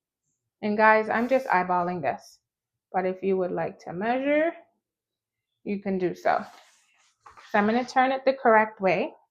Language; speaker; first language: English; native; English